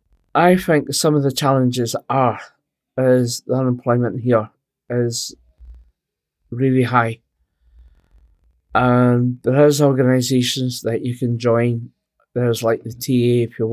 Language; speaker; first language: English; native; English